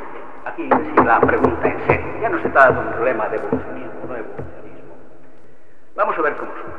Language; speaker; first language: Spanish; native; Spanish